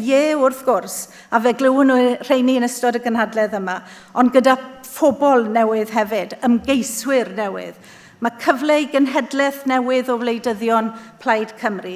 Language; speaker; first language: Welsh; native; Welsh